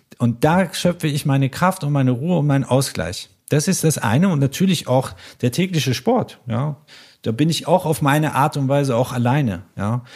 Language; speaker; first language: German; early bilingual, other home language; Persian